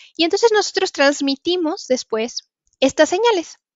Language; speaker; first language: Spanish; native; Spanish